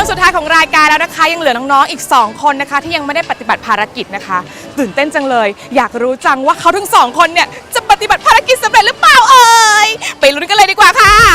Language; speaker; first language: Thai; native; Thai